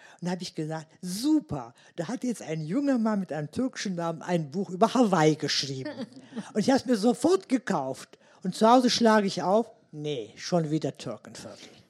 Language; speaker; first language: German; early bilingual, other home language; Turkish